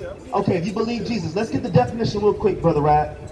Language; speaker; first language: English; native; English